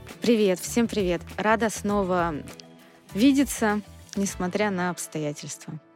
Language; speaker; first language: Russian; native; Russian